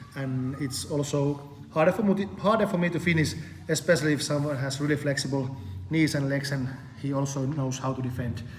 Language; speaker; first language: English; non-native, fluent; Finnish